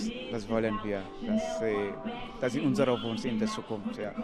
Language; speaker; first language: German; non-native, learner; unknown